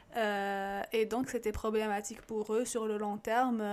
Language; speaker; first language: French; non-native, local second language; Arabic